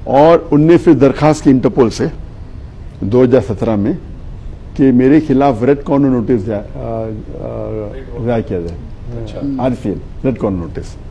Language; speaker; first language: Urdu; non-native, local second language; Konkani